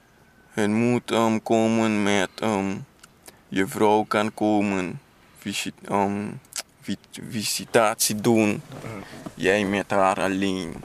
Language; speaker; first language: Dutch; non-native, learner; Papiamento